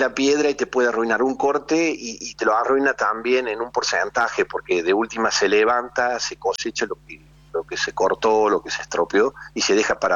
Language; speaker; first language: Spanish; native; Spanish